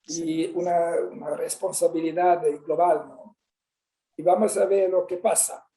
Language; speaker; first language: Spanish; non-native, fluent; Swedish